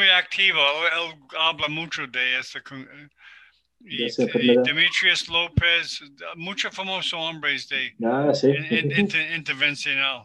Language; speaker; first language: Spanish; non-native, learner; English